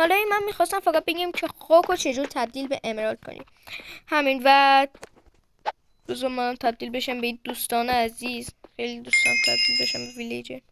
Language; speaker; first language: Persian; native; Persian